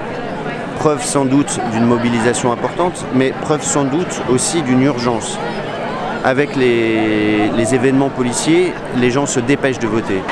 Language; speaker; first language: French; native; French